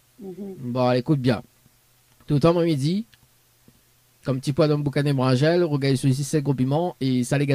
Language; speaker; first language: French; native; French